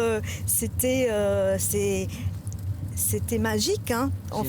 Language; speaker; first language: French; non-native, local second language; Arabic